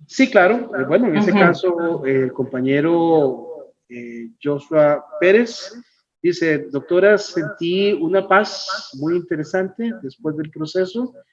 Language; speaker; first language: Spanish; native; Spanish